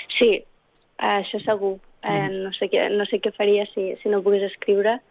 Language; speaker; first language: Catalan; early bilingual, other home language; English